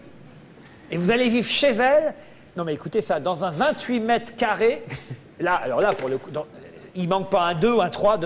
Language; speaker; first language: French; native; French